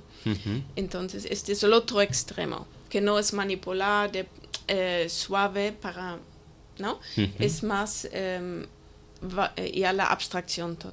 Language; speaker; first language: Spanish; non-native, fluent; German